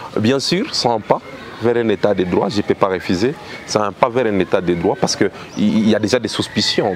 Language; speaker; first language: French; non-native, local second language; Swahili